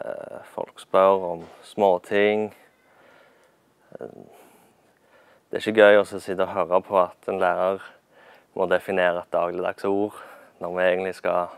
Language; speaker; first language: Norwegian; native; Norwegian